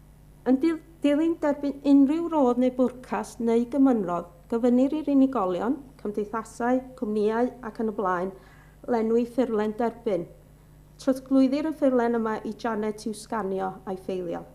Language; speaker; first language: Welsh; native; Welsh